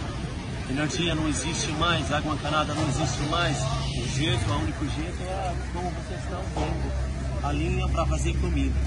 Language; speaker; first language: Portuguese; non-native, fluent; Arabic